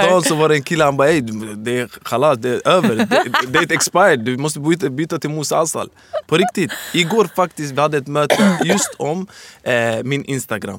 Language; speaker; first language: Swedish; early bilingual, other home language; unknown